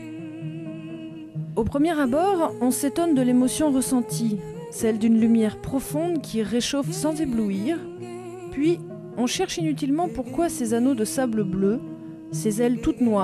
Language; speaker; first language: French; native; French